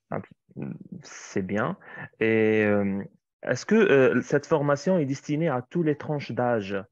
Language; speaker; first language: French; non-native, fluent; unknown